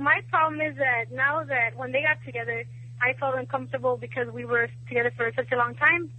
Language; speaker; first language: English; early bilingual, other home language; Italian